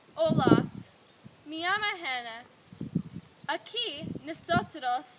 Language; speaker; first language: Spanish; non-native, learner; English